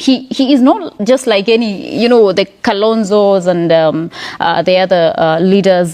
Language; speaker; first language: English; non-native, local second language; Kikuyu